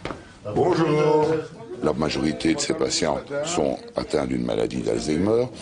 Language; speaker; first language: French; native; French